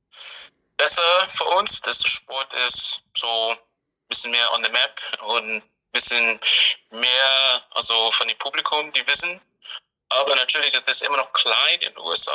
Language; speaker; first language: German; non-native, fluent; English